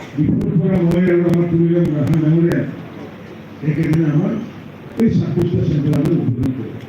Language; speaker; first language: Assamese; non-native, local second language; Karbi